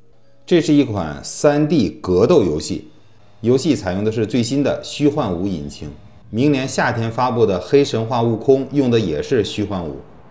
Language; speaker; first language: Chinese; native; Chinese